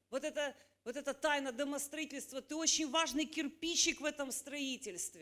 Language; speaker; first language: Russian; native; Russian